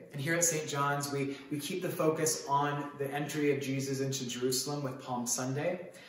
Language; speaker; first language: English; native; English